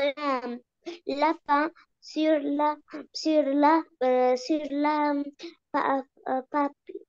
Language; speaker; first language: French; non-native, learner; Arabic